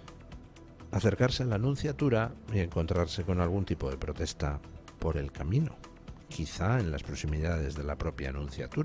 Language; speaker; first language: Spanish; native; Spanish